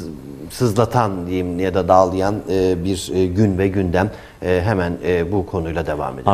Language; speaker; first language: Turkish; native; Turkish